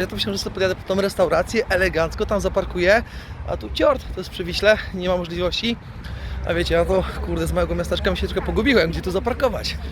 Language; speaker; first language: Polish; native; Polish